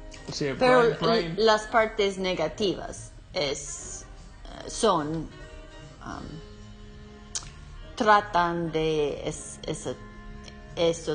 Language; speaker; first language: Spanish; non-native, learner; English